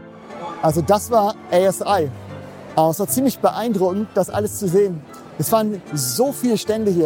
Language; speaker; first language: German; native; German